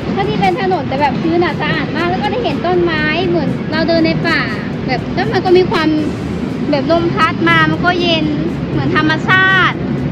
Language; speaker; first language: Thai; non-native, fluent; Lao